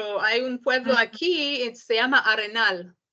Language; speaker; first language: Spanish; non-native, learner; English